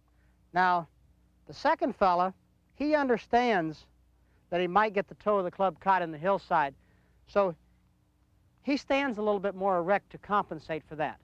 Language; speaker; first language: English; native; English